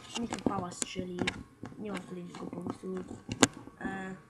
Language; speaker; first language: Polish; native; Polish